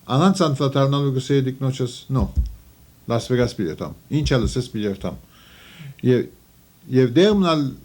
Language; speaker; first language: Armenian; early bilingual, heritage; Armenian